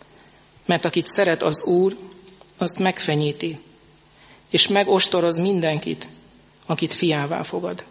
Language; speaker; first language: Hungarian; native; Hungarian